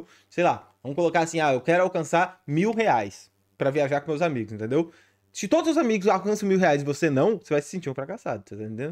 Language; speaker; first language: Portuguese; native; Portuguese